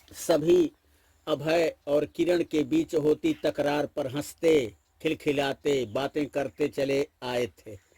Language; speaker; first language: Hindi; native; Hindi